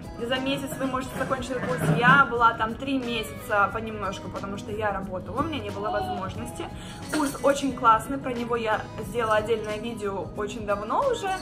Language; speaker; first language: Russian; native; Russian